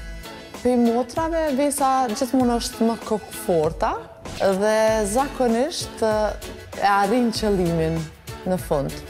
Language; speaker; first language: Albanian; native; Albanian